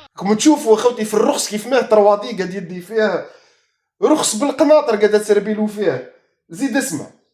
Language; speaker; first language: Arabic; native; Arabic